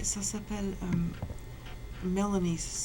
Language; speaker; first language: French; non-native, fluent; English